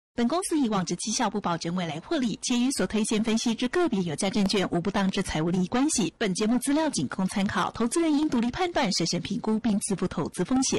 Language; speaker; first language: Chinese; native; Chinese